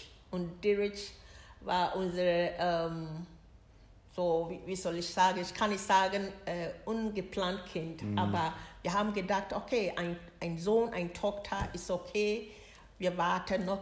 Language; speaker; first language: German; non-native, learner; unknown